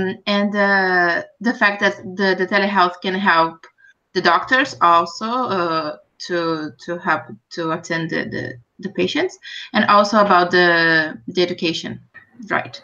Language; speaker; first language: English; non-native, fluent; Portuguese